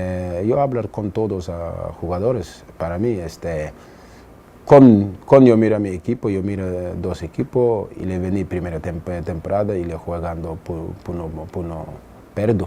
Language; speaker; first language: Spanish; non-native, learner; English